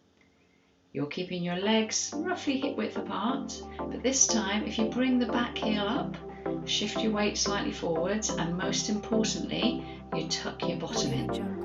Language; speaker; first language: English; native; English